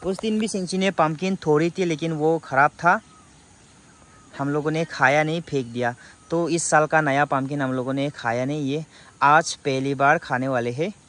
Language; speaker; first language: Hindi; non-native, local second language; Garo